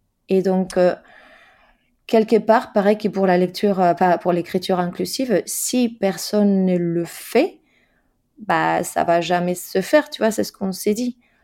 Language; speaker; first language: French; non-native, fluent; Spanish